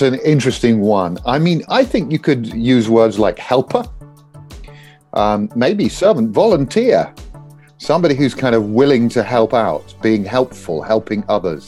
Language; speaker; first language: English; native; English